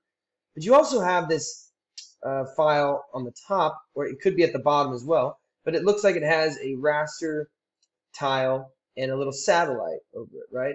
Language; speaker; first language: English; native; English